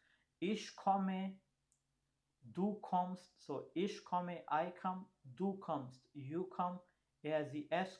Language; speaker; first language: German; non-native, fluent; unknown